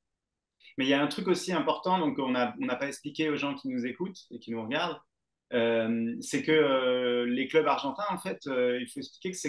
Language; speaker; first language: French; native; French